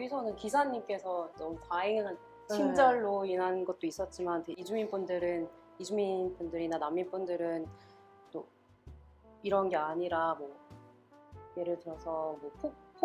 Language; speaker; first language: Korean; early bilingual, other home language; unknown